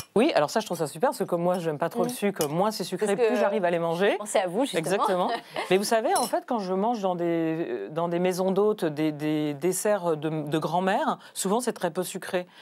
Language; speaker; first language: French; native; French